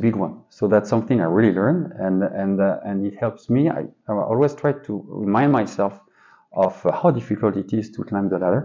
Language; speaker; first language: English; non-native, fluent; French